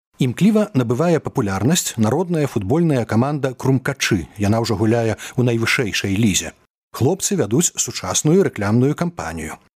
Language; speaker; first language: Belarusian; native; Belarusian